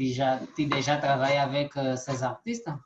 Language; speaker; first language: French; non-native, learner; Portuguese